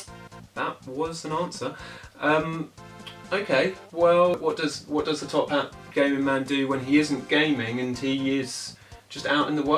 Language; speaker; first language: English; native; English